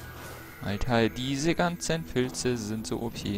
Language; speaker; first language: German; native; German